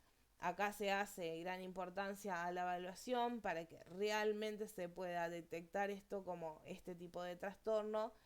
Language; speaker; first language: Spanish; native; Spanish